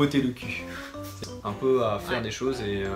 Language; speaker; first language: French; native; French